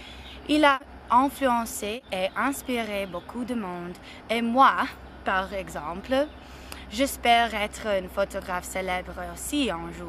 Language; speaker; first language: French; non-native, learner; English